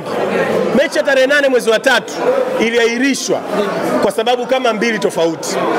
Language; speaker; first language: Swahili; native; Swahili